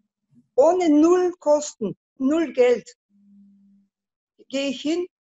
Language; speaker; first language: German; non-native, learner; Turkish